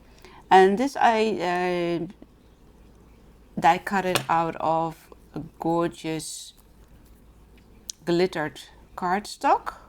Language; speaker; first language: English; non-native, fluent; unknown